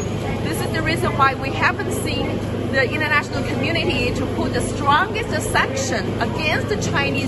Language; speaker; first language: English; non-native, fluent; Chinese